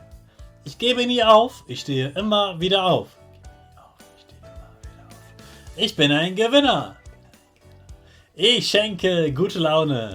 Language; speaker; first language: German; native; German